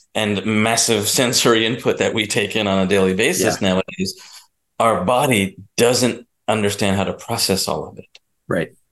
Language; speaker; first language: English; native; English